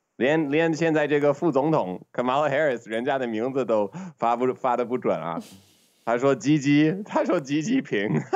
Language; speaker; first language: Chinese; non-native, fluent; English